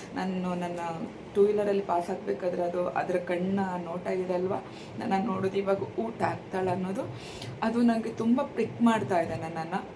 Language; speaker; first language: Kannada; non-native, local second language; Tulu